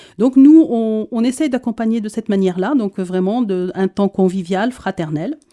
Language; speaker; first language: French; early bilingual, other home language; Arabic